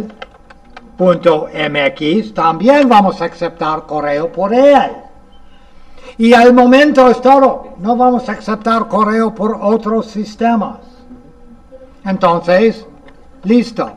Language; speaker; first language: Spanish; non-native, fluent; English